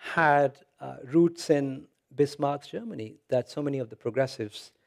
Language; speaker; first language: English; non-native, local second language; Hindi